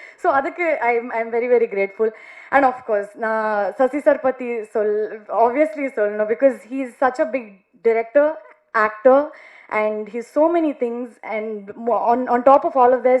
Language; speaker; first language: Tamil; non-native, learner; Kannada